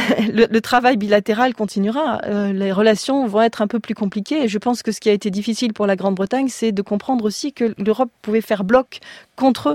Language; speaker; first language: French; native; French